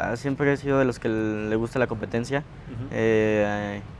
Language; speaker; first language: Spanish; native; Spanish